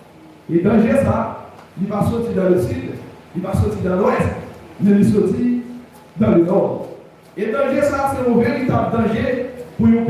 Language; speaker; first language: French; non-native, local second language; Haitian Creole